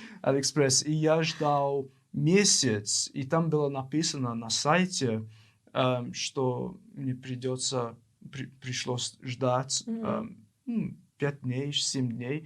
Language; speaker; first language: Russian; non-native, learner; English